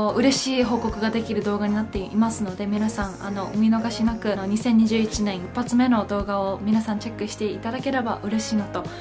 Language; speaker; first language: Japanese; native; Japanese